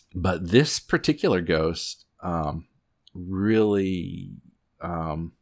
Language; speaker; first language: English; native; English